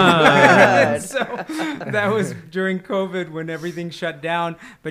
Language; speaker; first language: English; native; English